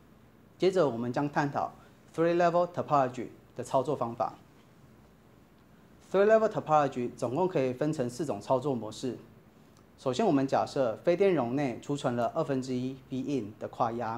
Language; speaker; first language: Chinese; native; Chinese